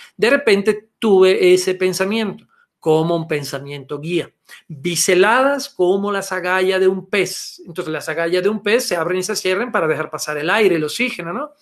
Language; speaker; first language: Spanish; non-native, fluent; Italian